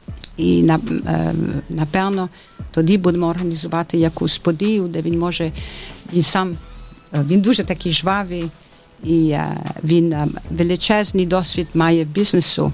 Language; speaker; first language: Ukrainian; early bilingual, heritage; Ukrainian